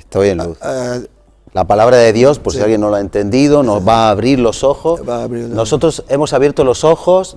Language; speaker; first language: Spanish; native; Spanish